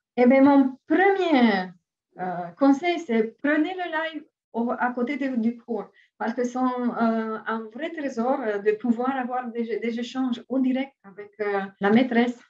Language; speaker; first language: French; non-native, fluent; Romanian